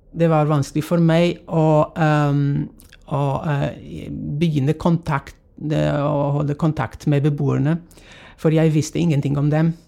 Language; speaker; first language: Norwegian; non-native, fluent; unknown